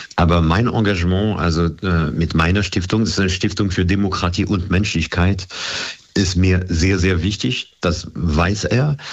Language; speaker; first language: German; non-native, fluent; French